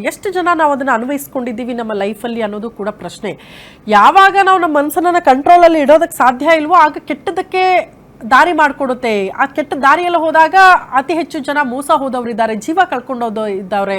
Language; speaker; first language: Kannada; native; Kannada